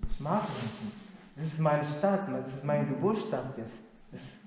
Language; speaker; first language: German; non-native, learner; Arabic